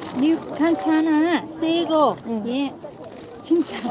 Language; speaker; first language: Korean; non-native, learner; Vietnamese